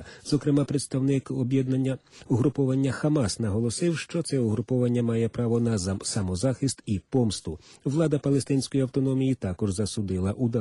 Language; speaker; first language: Ukrainian; native; Ukrainian